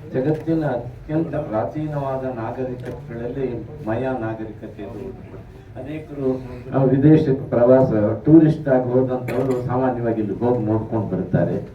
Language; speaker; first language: Kannada; native; Kannada